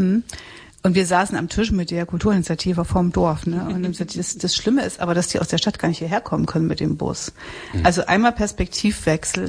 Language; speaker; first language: German; native; German